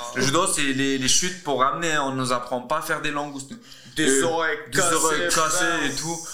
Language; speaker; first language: French; early bilingual, other home language; Russian